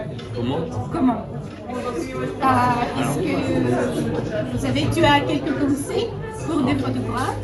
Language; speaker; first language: French; non-native, fluent; Russian